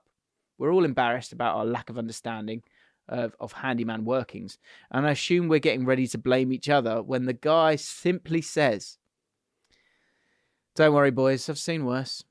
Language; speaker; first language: English; native; English